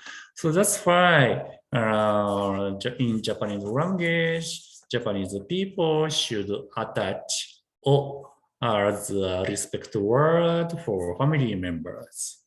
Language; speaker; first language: English; non-native, learner; Japanese